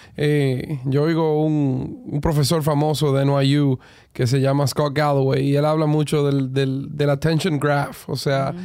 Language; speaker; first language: Spanish; native; Spanish